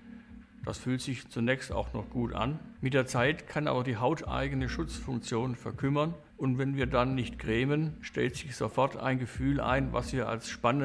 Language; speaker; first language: German; native; German